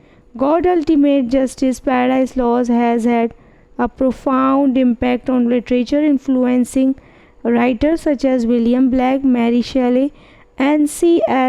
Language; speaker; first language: English; non-native, fluent; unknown